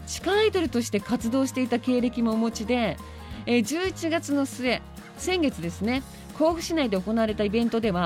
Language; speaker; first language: Japanese; native; Japanese